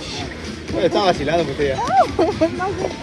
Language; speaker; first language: Spanish; native; Spanish